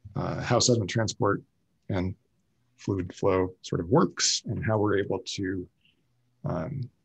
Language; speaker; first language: English; native; English